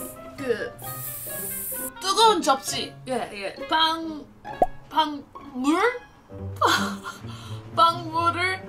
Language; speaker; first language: Korean; non-native, learner; English